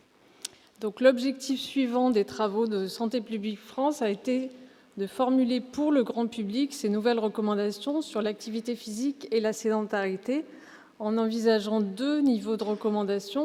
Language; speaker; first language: French; native; French